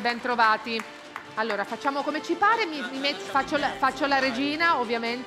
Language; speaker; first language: Italian; native; Italian